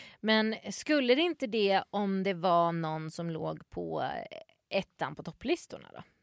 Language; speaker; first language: Swedish; native; Swedish